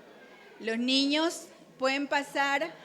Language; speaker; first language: Spanish; native; Spanish